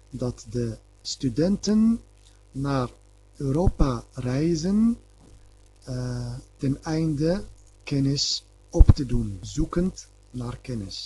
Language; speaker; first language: Dutch; non-native, fluent; Arabic